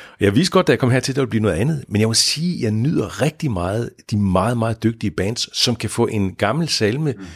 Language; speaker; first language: Danish; native; Danish